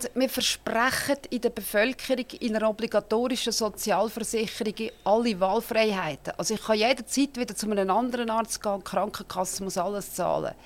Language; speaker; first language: German; native; German